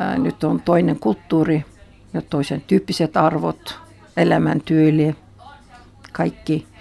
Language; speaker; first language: Finnish; non-native, fluent; Turkish